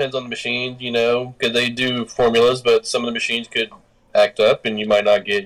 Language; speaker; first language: English; native; English